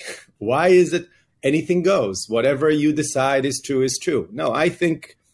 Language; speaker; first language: English; non-native, fluent; Hebrew